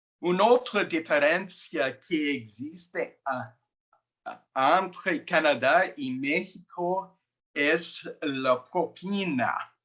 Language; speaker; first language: Spanish; non-native, learner; English